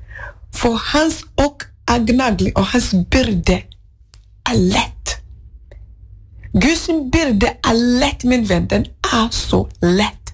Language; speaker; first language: Norwegian; non-native, fluent; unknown